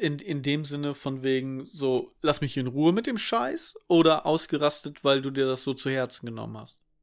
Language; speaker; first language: German; native; German